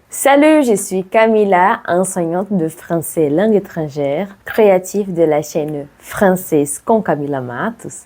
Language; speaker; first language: French; non-native, fluent; Portuguese